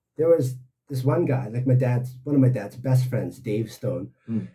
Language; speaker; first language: English; native; English